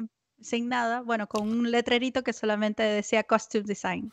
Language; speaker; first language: Spanish; native; Spanish